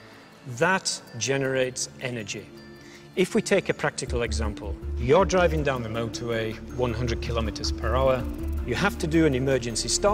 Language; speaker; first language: English; native; English